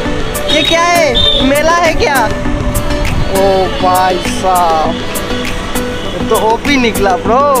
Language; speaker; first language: Hindi; non-native, local second language; Bangla